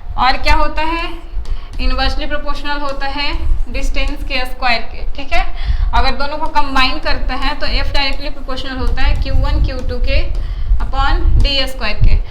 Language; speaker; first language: Hindi; native; Hindi